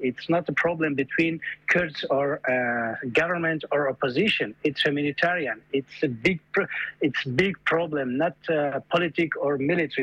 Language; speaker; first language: English; non-native, fluent; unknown